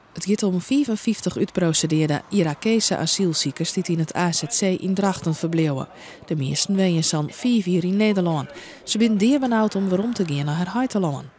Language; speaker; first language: Dutch; non-native, local second language; Western Frisian